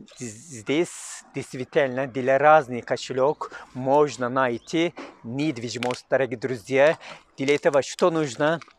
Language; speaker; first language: Russian; non-native, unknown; Turkish